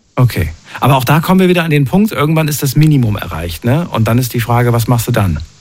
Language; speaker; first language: German; native; German